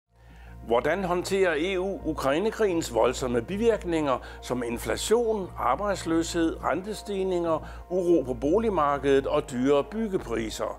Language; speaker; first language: Danish; native; Danish